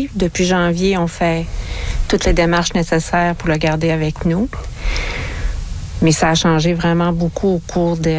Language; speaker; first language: French; native; French